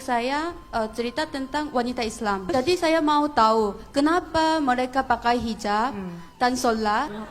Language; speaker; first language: Indonesian; non-native, fluent; Korean